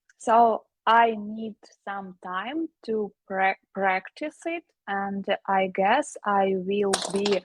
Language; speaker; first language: English; non-native, learner; Ukrainian